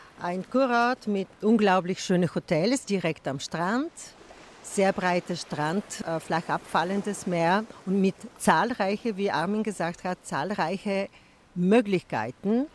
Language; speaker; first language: German; non-native, fluent; Bulgarian